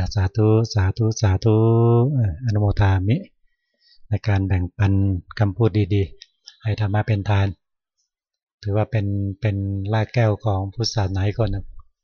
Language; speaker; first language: Thai; native; Thai